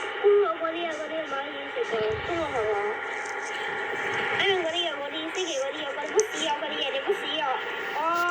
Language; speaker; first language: Cantonese; early bilingual, heritage; Cantonese